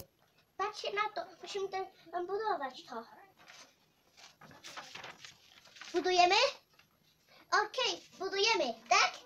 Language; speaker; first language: Polish; early bilingual, heritage; Polish